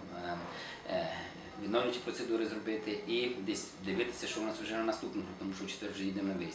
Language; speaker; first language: Ukrainian; native; Ukrainian